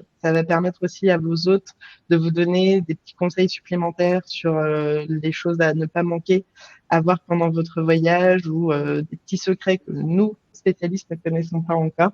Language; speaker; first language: French; native; French